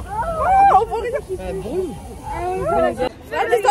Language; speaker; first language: French; native; French